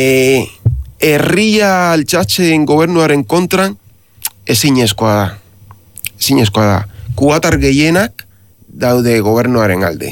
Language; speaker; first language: Basque; non-native, learner; Spanish